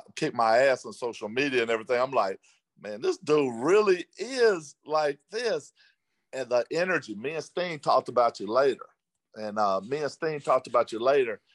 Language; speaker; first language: English; native; English